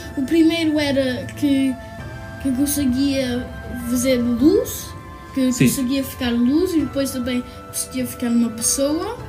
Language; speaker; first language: Portuguese; early bilingual, heritage; Portuguese